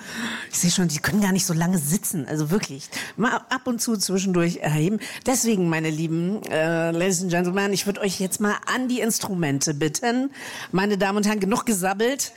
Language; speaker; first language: German; native; German